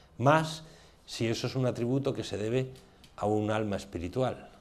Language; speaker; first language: Spanish; native; Spanish